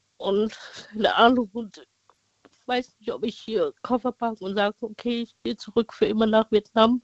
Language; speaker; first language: German; early bilingual, other home language; Vietnamese